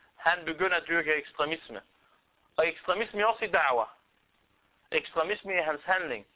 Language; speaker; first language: Danish; non-native, fluent; Arabic